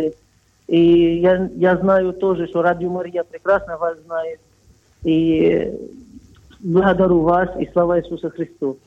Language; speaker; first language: Russian; non-native, fluent; Arabic